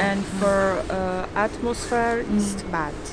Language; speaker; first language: English; non-native, learner; French